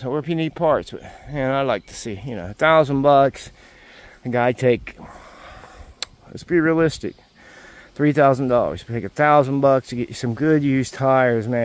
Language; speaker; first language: English; native; English